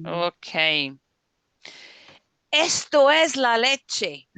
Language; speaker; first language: Spanish; non-native, fluent; English